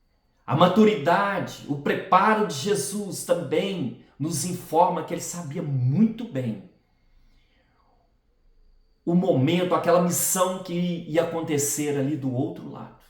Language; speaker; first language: Portuguese; native; Portuguese